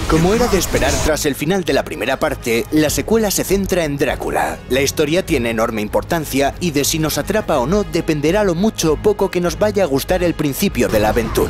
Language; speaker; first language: Spanish; native; Spanish